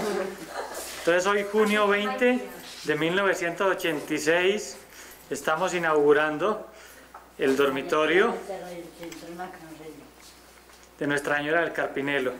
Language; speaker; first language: Spanish; native; Spanish